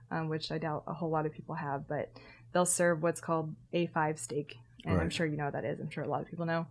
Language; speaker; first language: English; native; English